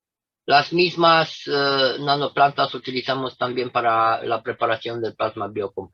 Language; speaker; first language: Spanish; non-native, fluent; Romanian